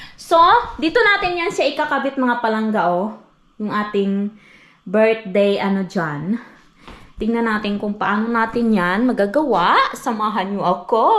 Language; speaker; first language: Filipino; non-native, local second language; Hiligaynon